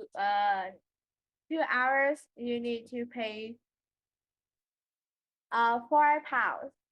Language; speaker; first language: English; non-native, learner; Vietnamese